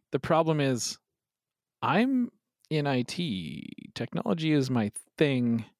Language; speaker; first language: English; native; English